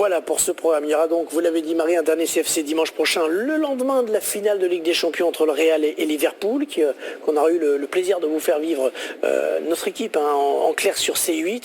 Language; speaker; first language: French; native; French